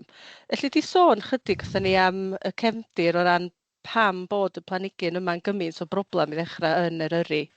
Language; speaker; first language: Welsh; native; Welsh